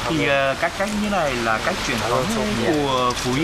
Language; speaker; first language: Vietnamese; non-native, fluent; Korean